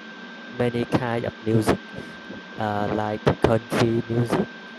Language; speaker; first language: English; non-native, learner; Vietnamese